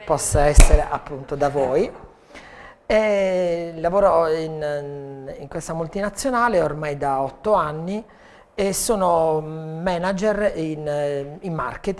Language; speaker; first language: Italian; native; Italian